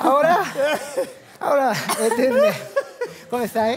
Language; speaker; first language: Spanish; non-native, learner; Japanese